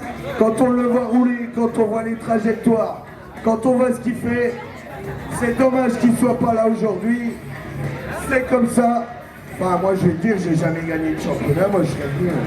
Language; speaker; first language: French; native; French